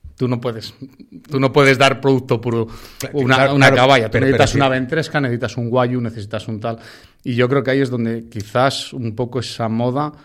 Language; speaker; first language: Spanish; native; Spanish